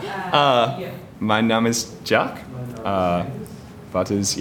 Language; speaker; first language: Dutch; non-native, learner; English